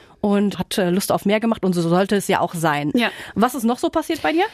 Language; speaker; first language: German; native; German